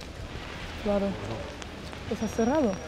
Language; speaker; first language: Spanish; non-native, fluent; Portuguese